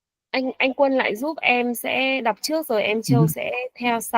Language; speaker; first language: Vietnamese; native; Vietnamese